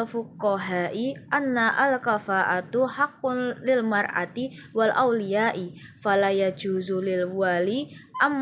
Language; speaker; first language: Arabic; non-native, learner; Indonesian